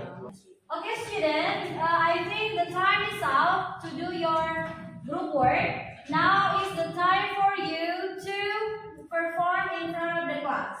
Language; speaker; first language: English; non-native, fluent; Indonesian